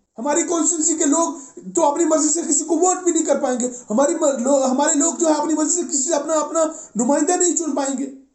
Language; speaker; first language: Hindi; non-native, local second language; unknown